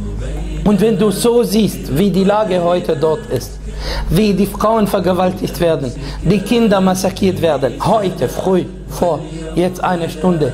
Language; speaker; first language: German; non-native, fluent; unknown